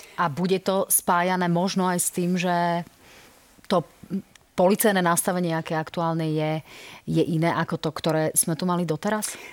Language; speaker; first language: Slovak; native; Slovak